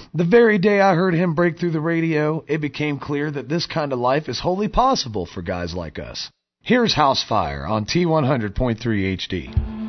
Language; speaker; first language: English; native; English